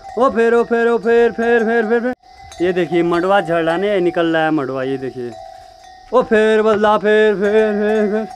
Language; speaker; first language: Hindi; native; Hindi